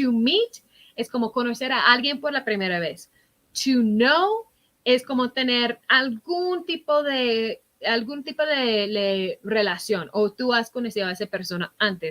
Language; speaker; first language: Spanish; non-native, fluent; English